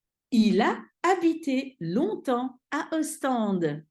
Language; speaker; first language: French; non-native, fluent; Dutch